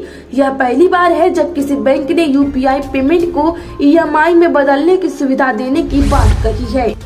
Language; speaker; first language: Hindi; native; Hindi